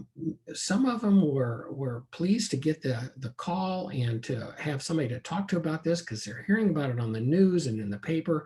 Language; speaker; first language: English; native; English